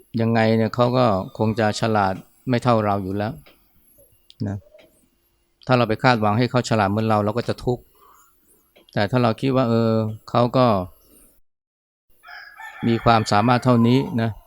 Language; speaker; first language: Thai; native; Thai